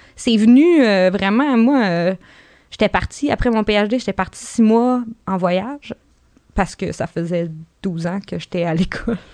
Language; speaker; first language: French; native; French